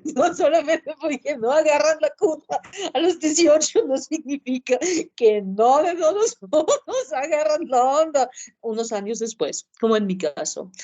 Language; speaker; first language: Spanish; non-native, fluent; German